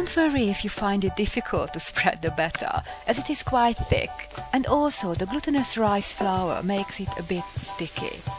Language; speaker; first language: English; non-native, fluent; Hungarian